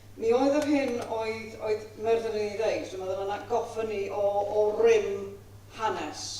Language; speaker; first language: Welsh; non-native, fluent; English